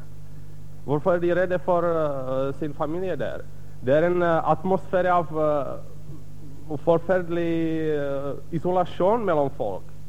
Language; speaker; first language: Norwegian; non-native, fluent; Czech